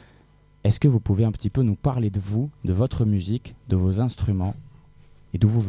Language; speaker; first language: French; native; French